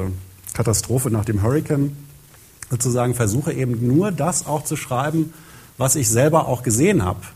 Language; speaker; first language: German; native; German